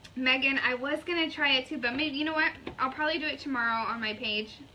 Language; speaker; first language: English; early bilingual, other home language; Spanish